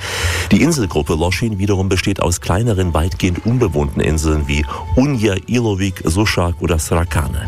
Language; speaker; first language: German; native; German